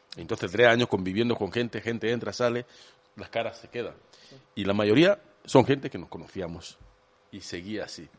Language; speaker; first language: Spanish; non-native, fluent; Swahili